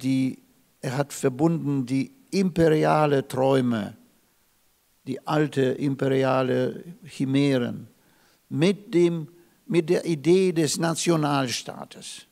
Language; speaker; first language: German; non-native, fluent; Russian